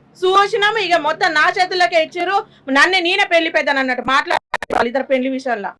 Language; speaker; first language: Telugu; native; Telugu